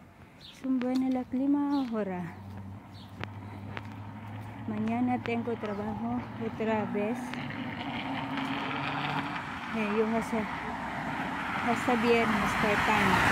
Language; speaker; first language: Spanish; non-native, learner; Filipino